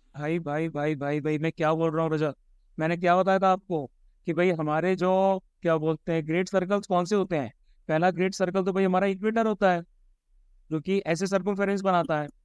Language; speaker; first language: Hindi; native; Hindi